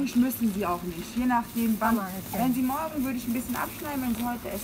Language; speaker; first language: German; native; German